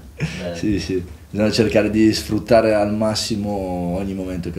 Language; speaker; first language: Italian; native; Italian